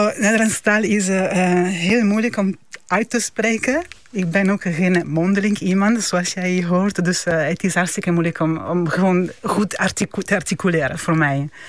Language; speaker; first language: Dutch; non-native, fluent; Italian